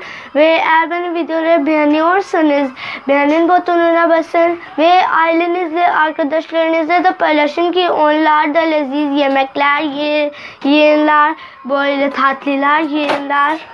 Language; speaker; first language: Turkish; non-native, learner; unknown